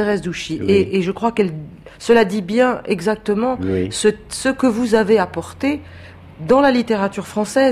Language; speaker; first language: French; native; French